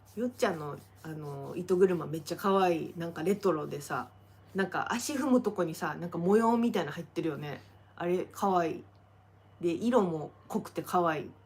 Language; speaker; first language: Japanese; native; Japanese